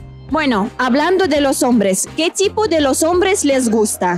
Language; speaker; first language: Spanish; non-native, fluent; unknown